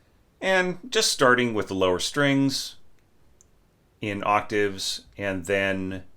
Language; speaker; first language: English; native; English